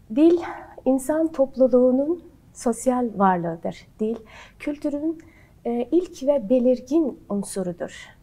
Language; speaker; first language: Turkish; native; Turkish